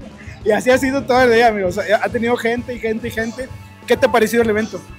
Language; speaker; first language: Spanish; native; Spanish